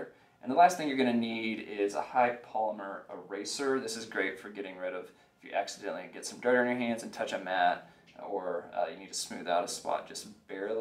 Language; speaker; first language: English; native; English